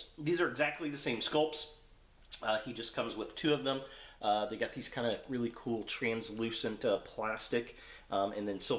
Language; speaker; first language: English; native; English